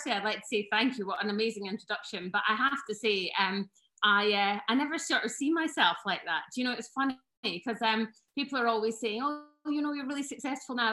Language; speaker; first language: English; native; English